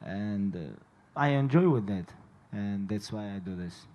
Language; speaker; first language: English; non-native, fluent; Russian